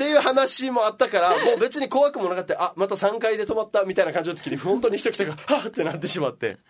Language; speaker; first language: Japanese; native; Japanese